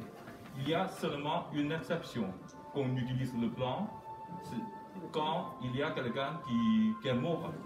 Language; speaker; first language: French; non-native, fluent; Chinese